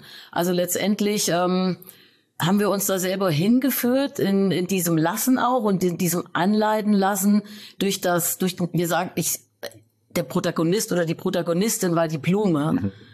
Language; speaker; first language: German; native; German